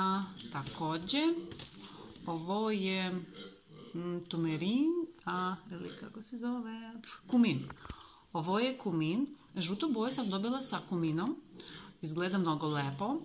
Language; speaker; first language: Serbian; non-native, learner; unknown